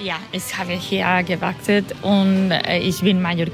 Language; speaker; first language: German; early bilingual, heritage; German